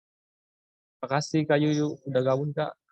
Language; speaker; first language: Indonesian; native; Indonesian